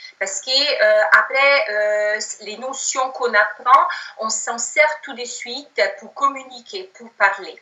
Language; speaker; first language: French; non-native, fluent; Italian